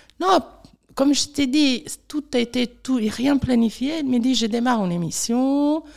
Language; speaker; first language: French; non-native, fluent; Italian